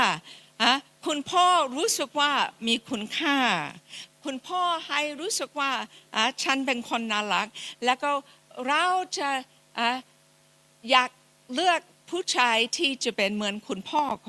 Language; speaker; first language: Thai; non-native, fluent; English